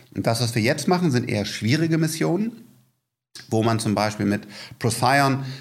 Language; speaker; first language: German; native; German